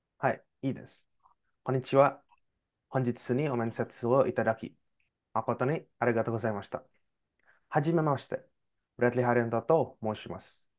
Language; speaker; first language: Japanese; non-native, learner; Indonesian